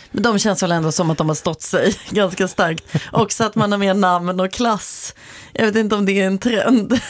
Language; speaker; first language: Swedish; native; Swedish